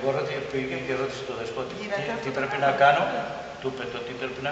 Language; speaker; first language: Greek; early bilingual, heritage; Greek